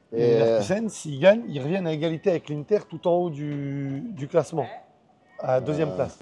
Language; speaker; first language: French; native; French